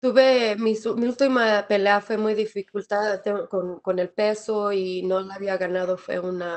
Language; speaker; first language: Spanish; early bilingual, other home language; English